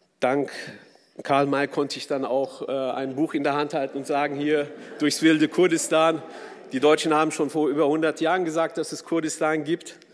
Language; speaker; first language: German; early bilingual, other home language; Kurdish